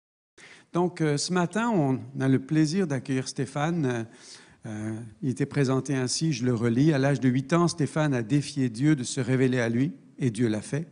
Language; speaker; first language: French; native; French